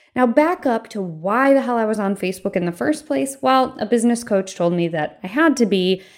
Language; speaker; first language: English; early bilingual, other home language; Filipino